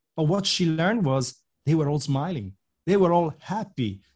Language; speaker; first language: English; non-native, fluent; Italian